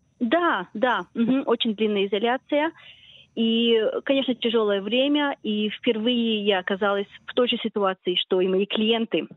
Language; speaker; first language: Russian; early bilingual, heritage; Russian